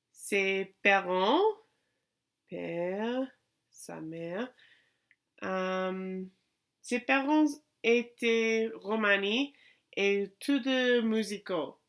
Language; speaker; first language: French; non-native, learner; English